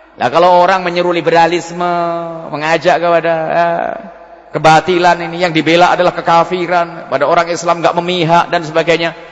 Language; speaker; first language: Indonesian; non-native, local second language; Javanese